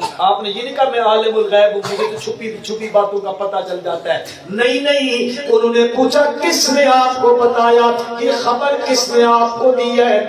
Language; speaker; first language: Urdu; non-native, local second language; Punjabi